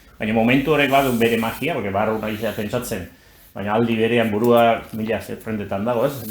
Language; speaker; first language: Basque; native; Basque